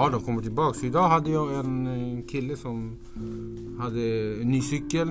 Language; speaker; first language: Swedish; non-native, fluent; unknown